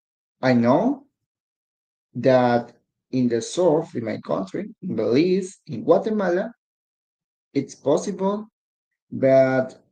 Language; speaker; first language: English; non-native, learner; Spanish